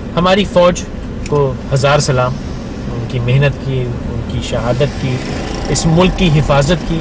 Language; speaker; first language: Urdu; native; Urdu